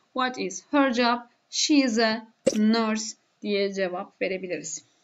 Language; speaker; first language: English; non-native, fluent; Turkish